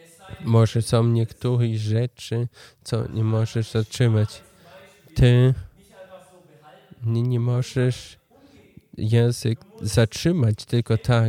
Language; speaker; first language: Polish; non-native, learner; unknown